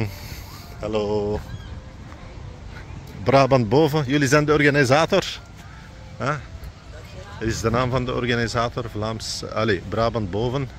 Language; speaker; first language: Dutch; non-native, fluent; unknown